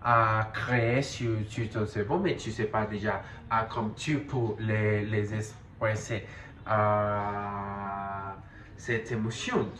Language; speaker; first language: French; non-native, learner; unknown